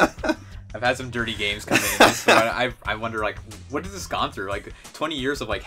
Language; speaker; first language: English; native; English